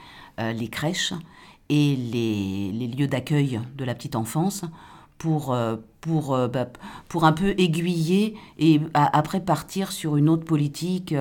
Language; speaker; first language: French; native; French